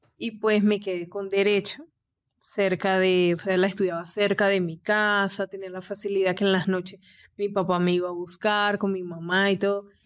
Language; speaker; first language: Spanish; native; Spanish